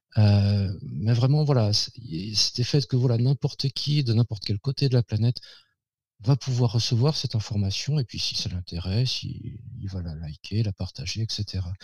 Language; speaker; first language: French; native; French